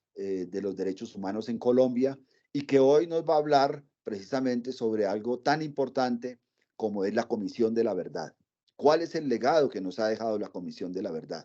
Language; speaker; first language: Spanish; native; Spanish